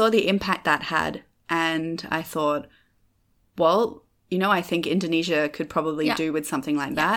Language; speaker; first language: English; native; English